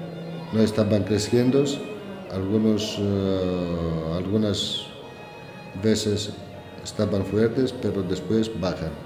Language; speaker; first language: Spanish; non-native, learner; Greek